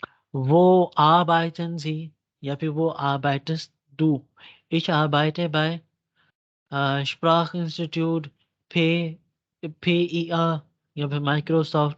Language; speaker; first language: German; non-native, fluent; Urdu